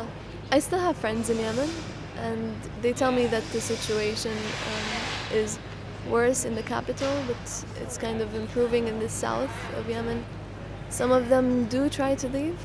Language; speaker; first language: English; non-native, fluent; Arabic